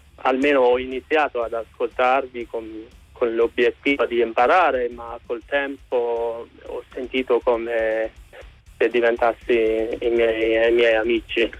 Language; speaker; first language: Italian; non-native, learner; English